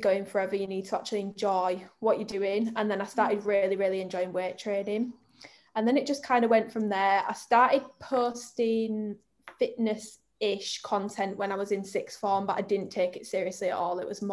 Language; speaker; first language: English; native; English